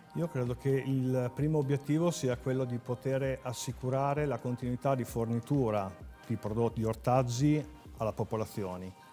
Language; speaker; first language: Italian; native; Italian